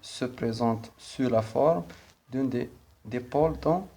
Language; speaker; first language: French; non-native, local second language; Arabic